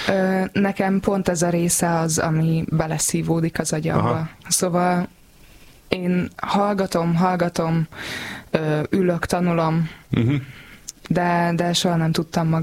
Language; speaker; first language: Hungarian; native; Hungarian